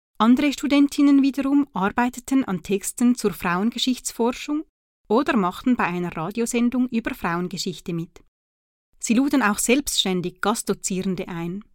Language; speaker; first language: German; native; German